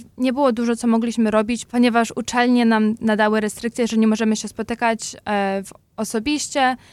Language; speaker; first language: Polish; early bilingual, heritage; Polish